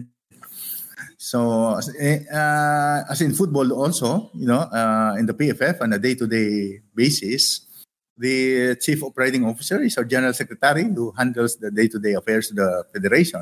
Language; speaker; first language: English; non-native, local second language; Hiligaynon